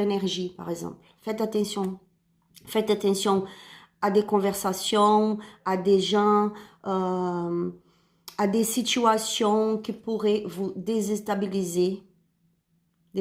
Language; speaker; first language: French; non-native, learner; Spanish